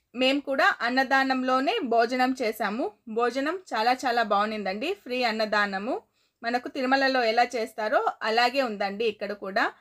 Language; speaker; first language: Telugu; non-native, local second language; Kannada